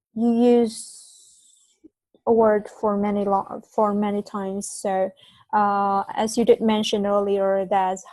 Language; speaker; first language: English; non-native, fluent; Vietnamese